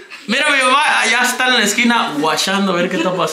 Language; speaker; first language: Spanish; native; Spanish